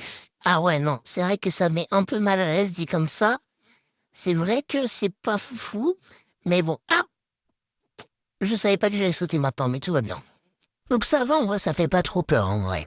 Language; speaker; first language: French; native; French